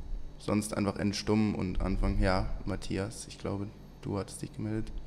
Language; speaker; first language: German; native; German